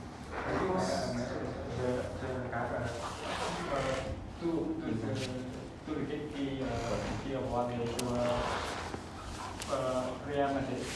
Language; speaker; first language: French; non-native, learner; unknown